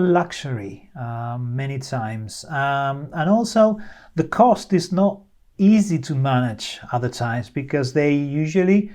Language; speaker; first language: English; non-native, fluent; Spanish